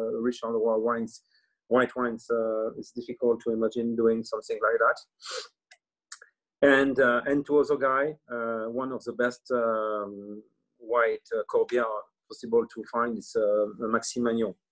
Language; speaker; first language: English; non-native, learner; French